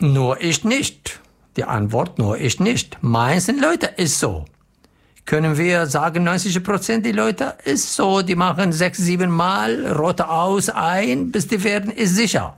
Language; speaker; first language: German; non-native, learner; Arabic